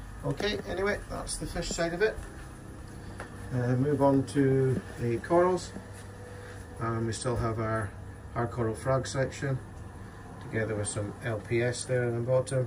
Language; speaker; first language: English; native; English